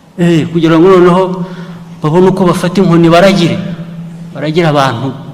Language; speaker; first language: Kinyarwanda; native; Kinyarwanda